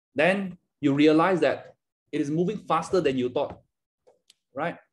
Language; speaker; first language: English; non-native, local second language; Chinese